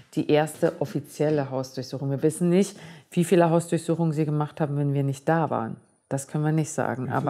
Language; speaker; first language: German; native; German